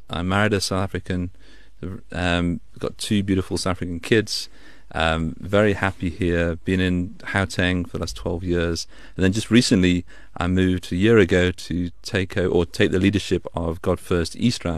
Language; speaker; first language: English; native; English